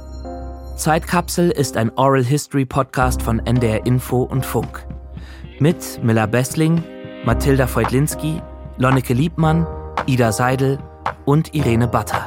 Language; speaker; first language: German; native; German